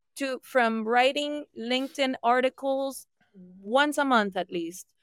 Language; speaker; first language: English; non-native, fluent; Spanish